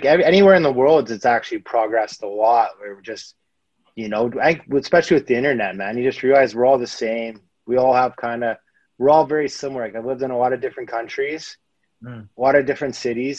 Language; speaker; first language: English; native; English